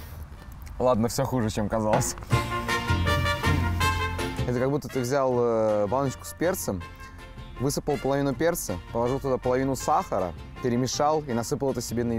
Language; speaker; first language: Russian; native; Russian